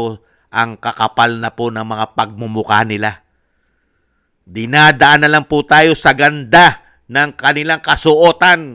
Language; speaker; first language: Filipino; native; Filipino